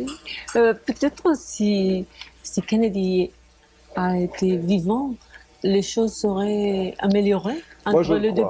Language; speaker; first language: French; non-native, fluent; Spanish